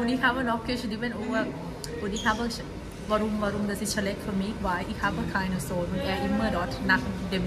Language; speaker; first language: German; non-native, learner; Thai